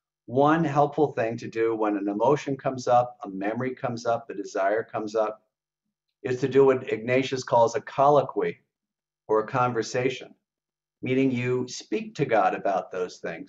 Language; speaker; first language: English; native; English